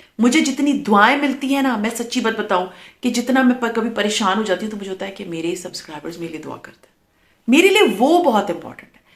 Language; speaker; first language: Urdu; native; Urdu